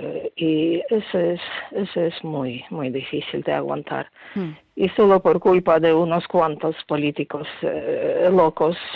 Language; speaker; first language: Spanish; non-native, fluent; Ukrainian